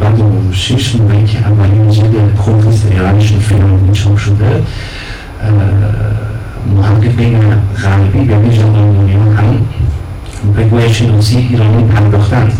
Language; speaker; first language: Persian; non-native, fluent; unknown